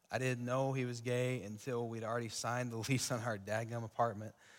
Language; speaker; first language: English; native; English